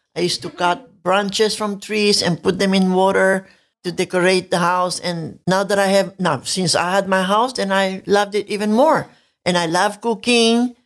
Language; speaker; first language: English; non-native, local second language; Spanish